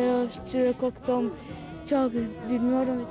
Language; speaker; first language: Turkish; non-native, learner; Albanian